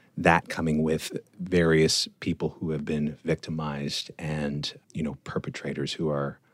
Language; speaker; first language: English; native; English